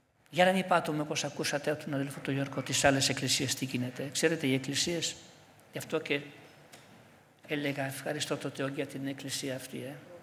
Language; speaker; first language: Greek; non-native, fluent; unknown